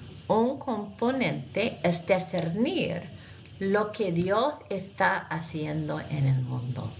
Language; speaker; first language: Spanish; non-native, fluent; English